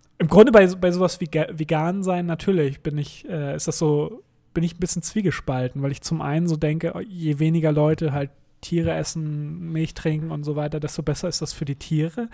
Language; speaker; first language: German; native; German